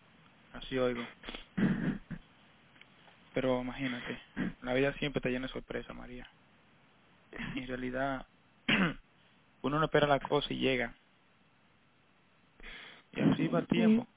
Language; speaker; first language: Spanish; native; Spanish